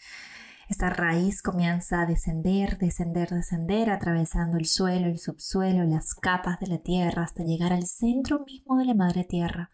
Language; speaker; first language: Spanish; native; Spanish